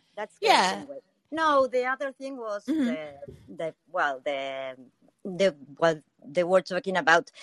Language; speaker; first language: English; non-native, learner; Spanish